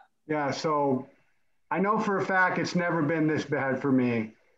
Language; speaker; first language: English; native; English